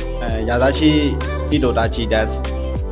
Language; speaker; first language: Japanese; non-native, learner; Burmese